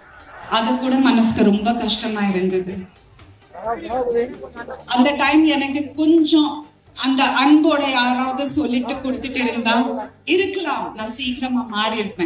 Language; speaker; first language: Tamil; non-native, fluent; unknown